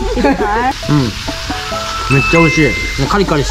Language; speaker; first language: Japanese; native; Japanese